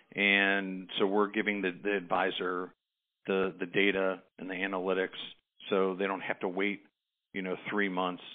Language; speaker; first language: English; native; English